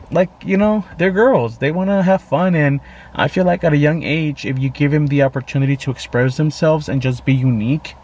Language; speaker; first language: English; native; English